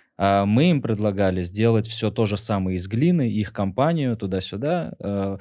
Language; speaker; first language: Russian; native; Russian